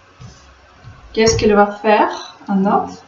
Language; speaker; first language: French; non-native, fluent; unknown